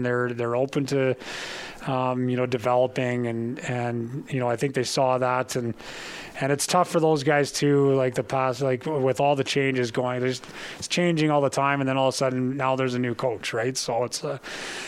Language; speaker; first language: English; native; English